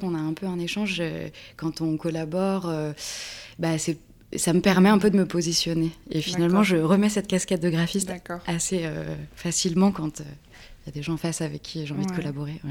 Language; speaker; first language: French; native; French